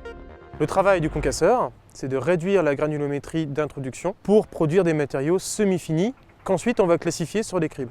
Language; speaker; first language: French; native; French